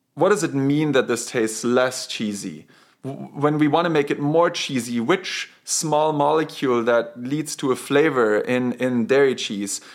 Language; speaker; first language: English; non-native, fluent; German